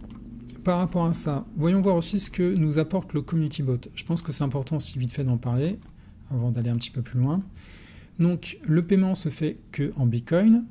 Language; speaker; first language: French; native; French